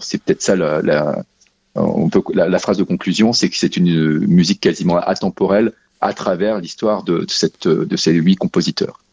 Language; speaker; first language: French; native; French